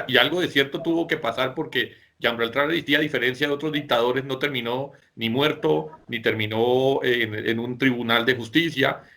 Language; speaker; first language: Spanish; native; Spanish